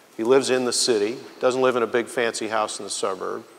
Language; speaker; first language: English; native; English